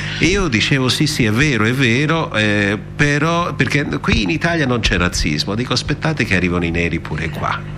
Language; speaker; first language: Italian; early bilingual, heritage; Italian